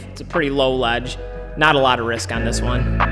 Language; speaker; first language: English; native; English